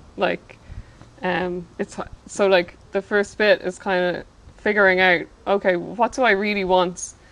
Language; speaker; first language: English; native; English